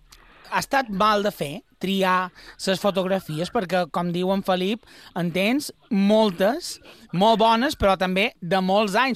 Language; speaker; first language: Catalan; native; Catalan